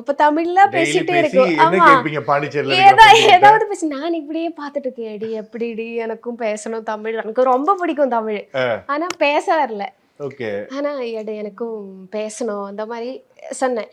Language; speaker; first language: Tamil; non-native, learner; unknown